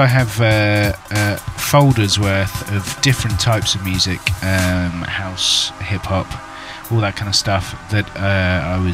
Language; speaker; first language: English; native; English